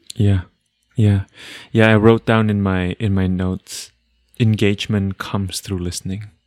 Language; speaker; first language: English; non-native, fluent; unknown